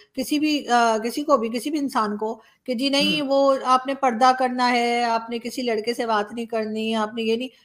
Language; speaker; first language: Urdu; native; Urdu